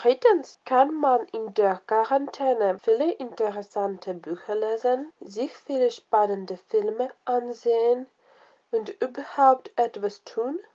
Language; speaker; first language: German; non-native, fluent; Russian